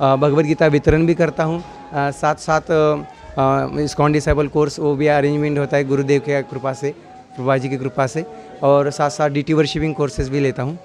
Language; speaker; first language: Hindi; non-native, local second language; Marathi